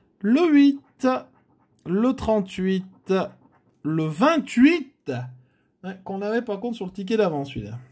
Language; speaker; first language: French; native; French